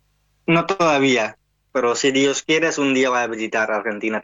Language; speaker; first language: Spanish; non-native, learner; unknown